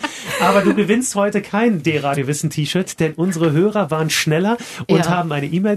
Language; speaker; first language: German; native; German